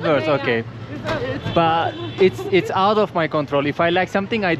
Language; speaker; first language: English; non-native, learner; Turkish